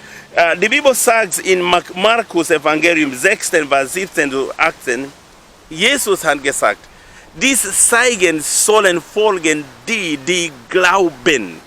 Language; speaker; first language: German; non-native, learner; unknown